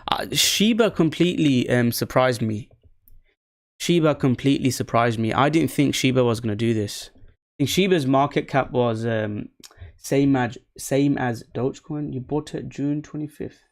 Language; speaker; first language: English; native; English